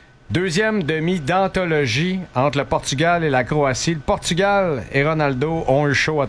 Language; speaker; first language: French; native; French